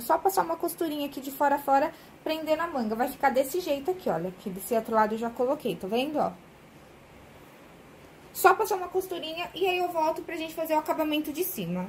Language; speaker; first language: Portuguese; native; Portuguese